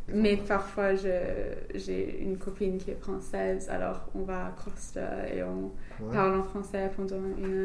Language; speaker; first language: French; non-native, fluent; English